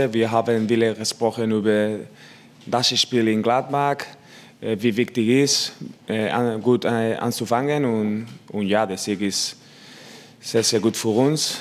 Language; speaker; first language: German; non-native, learner; Spanish